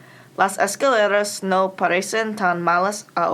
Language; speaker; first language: Spanish; non-native, learner; English